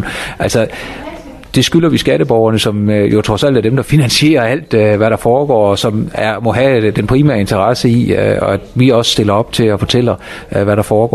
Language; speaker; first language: Danish; native; Danish